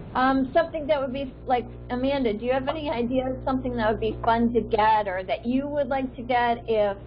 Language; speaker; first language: English; native; English